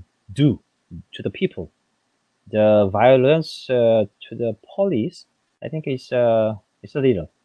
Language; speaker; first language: English; non-native, fluent; French